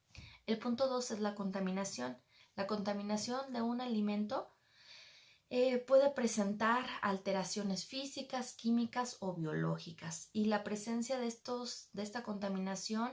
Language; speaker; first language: Spanish; native; Spanish